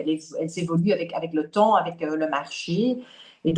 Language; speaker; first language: French; native; French